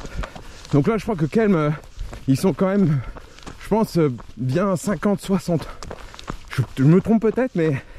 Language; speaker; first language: French; native; French